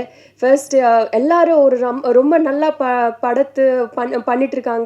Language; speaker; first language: Tamil; non-native, learner; Telugu